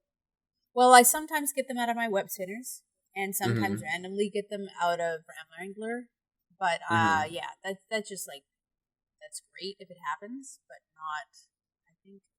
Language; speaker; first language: English; native; English